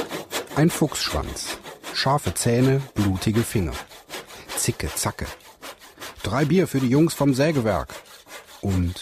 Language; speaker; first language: German; native; German